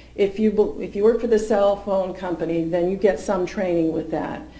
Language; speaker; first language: English; native; English